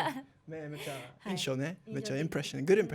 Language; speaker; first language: Japanese; non-native, learner; English